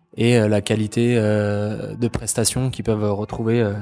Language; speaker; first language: French; native; French